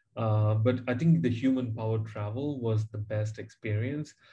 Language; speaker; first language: English; non-native, local second language; Tamil